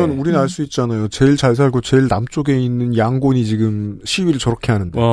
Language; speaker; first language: Korean; native; Korean